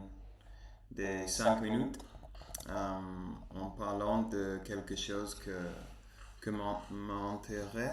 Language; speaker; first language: French; non-native, learner; Spanish